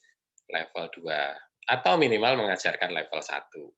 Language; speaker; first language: Indonesian; native; Indonesian